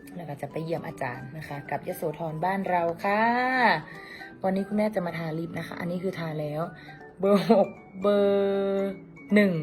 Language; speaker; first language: Thai; native; Thai